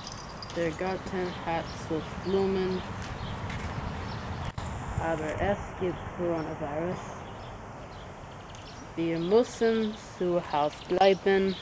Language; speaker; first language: German; non-native, learner; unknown